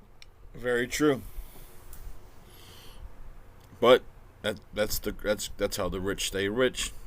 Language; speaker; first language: English; native; English